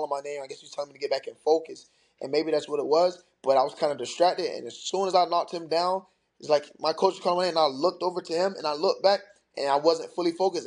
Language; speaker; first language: English; native; English